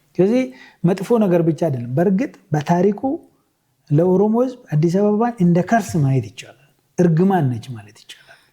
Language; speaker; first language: Amharic; non-native, local second language; Oromo